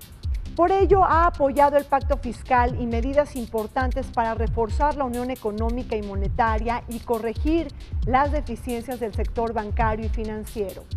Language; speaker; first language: Spanish; native; Spanish